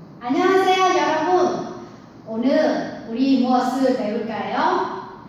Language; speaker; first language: Korean; non-native, learner; Vietnamese